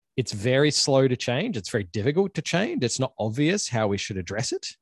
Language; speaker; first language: English; native; English